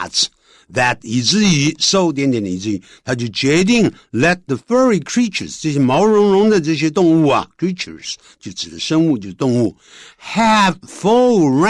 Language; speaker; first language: Chinese; native; Chinese